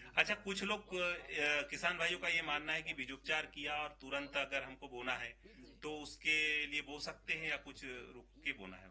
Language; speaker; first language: Hindi; native; Hindi